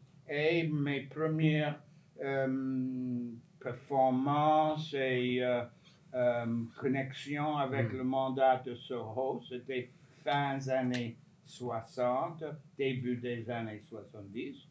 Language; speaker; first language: French; non-native, fluent; English